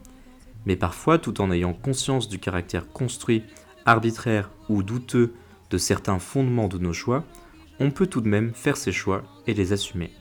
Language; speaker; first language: French; native; French